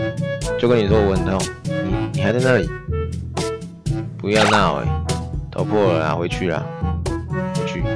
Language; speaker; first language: Chinese; native; Chinese